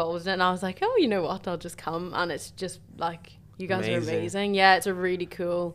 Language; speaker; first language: English; native; English